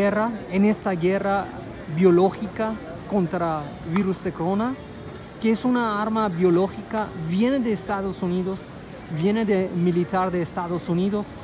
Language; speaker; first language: Spanish; non-native, fluent; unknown